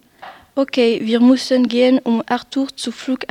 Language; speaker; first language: German; non-native, learner; French